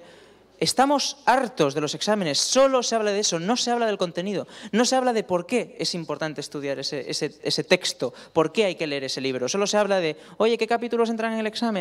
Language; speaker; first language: Spanish; native; Spanish